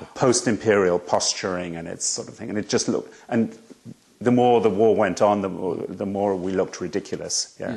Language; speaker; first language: English; native; English